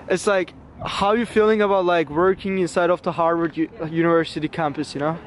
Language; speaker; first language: English; non-native, learner; Turkish